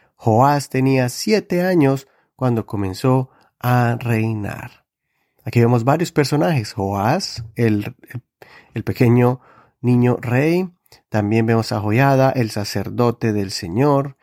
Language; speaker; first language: Spanish; native; Spanish